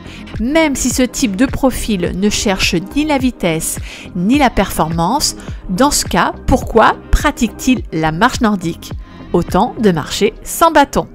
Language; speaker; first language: French; native; French